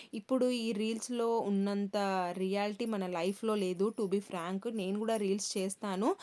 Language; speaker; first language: Telugu; non-native, local second language; Kannada